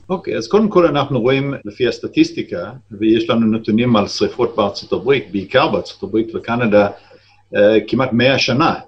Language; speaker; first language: Hebrew; non-native, fluent; English